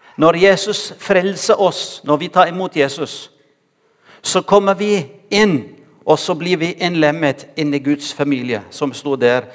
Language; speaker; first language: Norwegian; non-native, fluent; Arabic